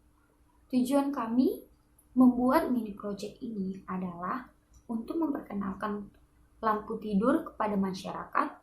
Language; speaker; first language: Indonesian; native; Indonesian